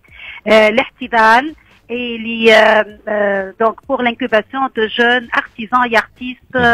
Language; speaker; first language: French; non-native, local second language; Arabic